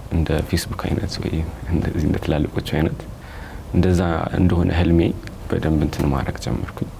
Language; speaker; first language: Amharic; native; Amharic